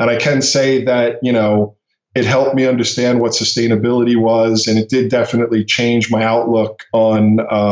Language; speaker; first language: English; native; English